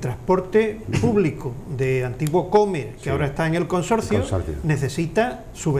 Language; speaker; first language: Spanish; native; Spanish